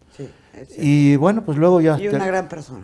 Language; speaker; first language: Spanish; native; Spanish